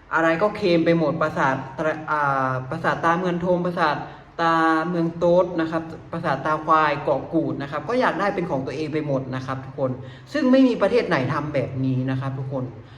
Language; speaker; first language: Thai; native; Thai